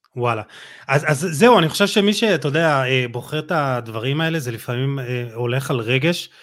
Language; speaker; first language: Hebrew; native; Hebrew